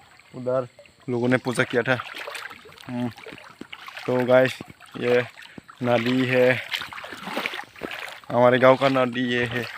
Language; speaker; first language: Hindi; non-native, local second language; Kok Borok